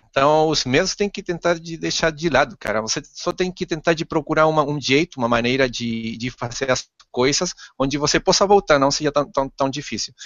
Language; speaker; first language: Portuguese; non-native, fluent; Spanish